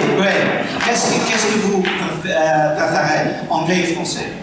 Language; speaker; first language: French; non-native, learner; English